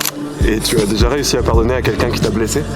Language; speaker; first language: French; native; French